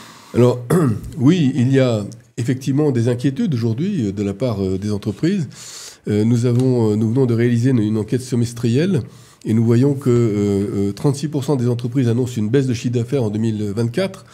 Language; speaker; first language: French; native; French